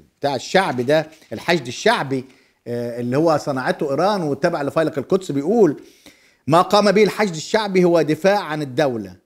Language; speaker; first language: Arabic; native; Arabic